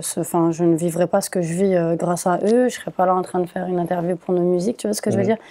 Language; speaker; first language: French; native; French